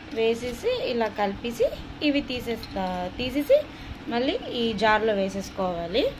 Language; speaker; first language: Telugu; non-native, local second language; Urdu